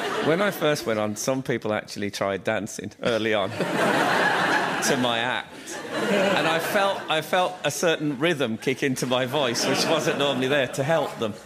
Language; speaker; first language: English; native; English